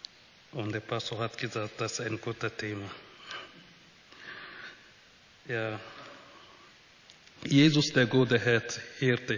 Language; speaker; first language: German; non-native, fluent; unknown